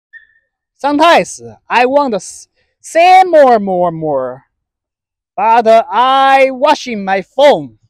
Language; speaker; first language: English; non-native, learner; Chinese